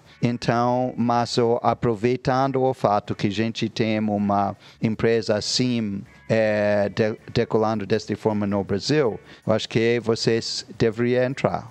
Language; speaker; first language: Portuguese; non-native, fluent; English